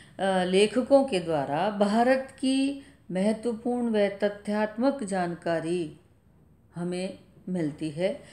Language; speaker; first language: Hindi; native; Hindi